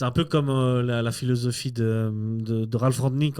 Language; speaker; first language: French; native; French